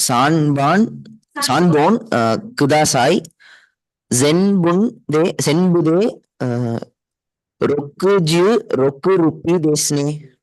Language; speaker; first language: Japanese; non-native, learner; Tamil